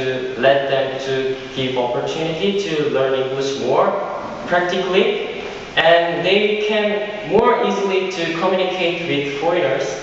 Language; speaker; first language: English; non-native, fluent; Korean